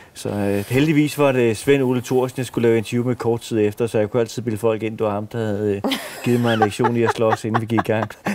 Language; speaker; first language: Danish; native; Danish